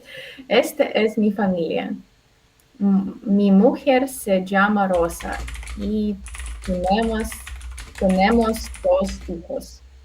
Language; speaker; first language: Spanish; non-native, learner; Russian